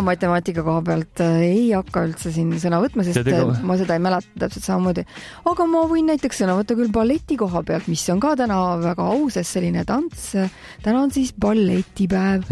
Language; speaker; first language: Estonian; native; Estonian